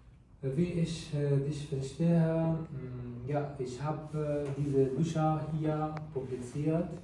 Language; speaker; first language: German; non-native, learner; Kurdish